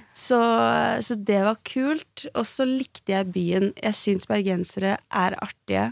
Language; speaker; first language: Norwegian; native; Norwegian